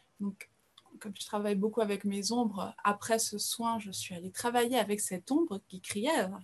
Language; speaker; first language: French; early bilingual, other home language; Portuguese